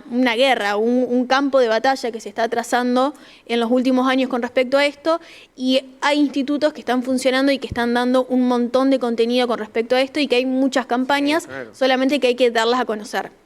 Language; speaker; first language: Spanish; native; Spanish